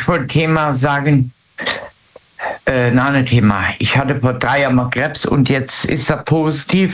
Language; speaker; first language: German; native; German